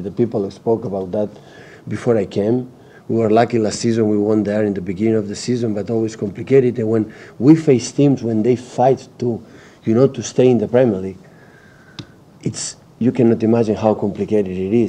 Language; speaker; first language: English; non-native, fluent; Catalan